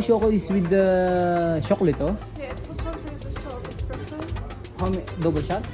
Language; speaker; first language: English; non-native, local second language; Filipino